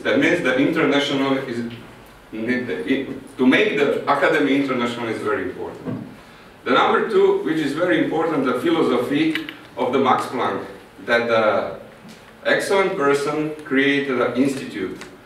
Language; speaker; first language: English; non-native, fluent; Slovak